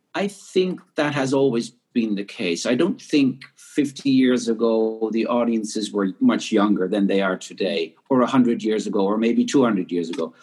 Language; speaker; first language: English; non-native, fluent; Dutch